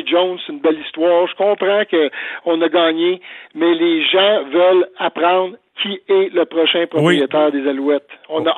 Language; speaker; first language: French; native; French